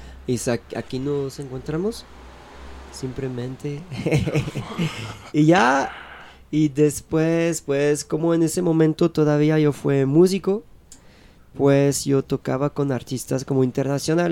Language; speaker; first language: Spanish; non-native, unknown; French